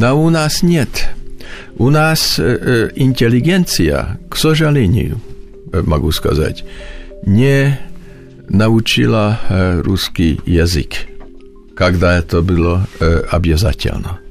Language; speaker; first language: Russian; non-native, learner; Hungarian